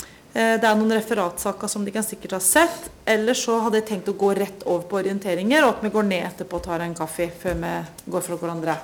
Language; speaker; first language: Norwegian; native; Norwegian